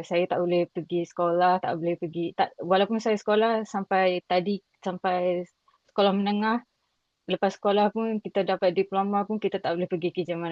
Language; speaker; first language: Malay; non-native, local second language; Rohingya